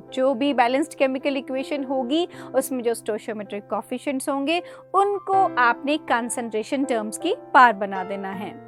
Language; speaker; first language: Hindi; native; Hindi